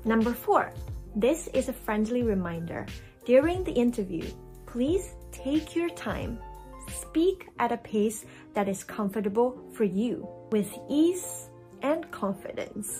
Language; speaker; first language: English; non-native, fluent; Chinese